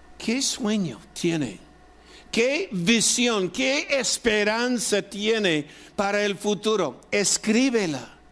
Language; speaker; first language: Spanish; non-native, fluent; English